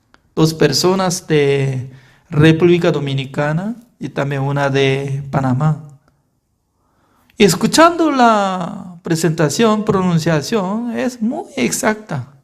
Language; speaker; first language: Spanish; non-native, fluent; Korean